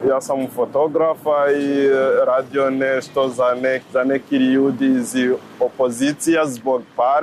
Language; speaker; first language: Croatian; non-native, learner; Rundi